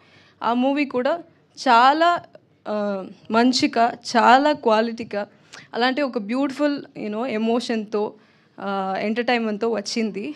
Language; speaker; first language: Telugu; non-native, learner; Tamil